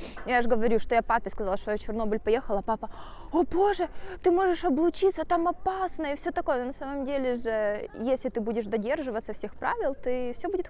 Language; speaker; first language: Russian; native; Russian